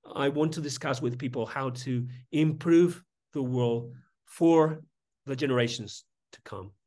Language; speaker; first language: English; non-native, fluent; Spanish